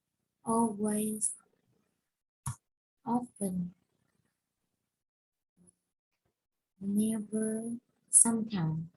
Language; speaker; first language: English; non-native, learner; Vietnamese